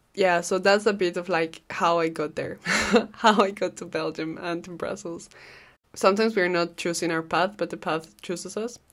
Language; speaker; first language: English; non-native, fluent; Spanish